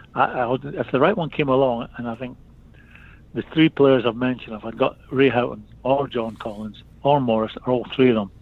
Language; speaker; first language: English; native; English